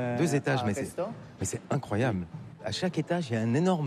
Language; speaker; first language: French; native; French